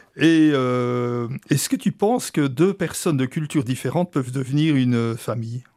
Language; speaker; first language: French; native; French